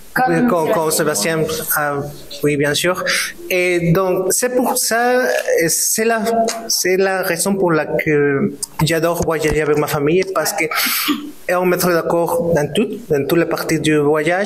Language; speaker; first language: French; non-native, fluent; Spanish